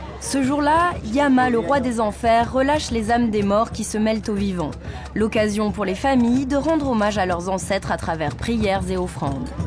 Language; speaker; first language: French; native; French